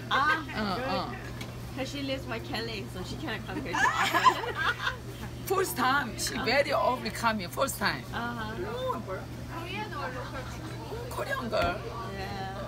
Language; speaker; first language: English; non-native, learner; Korean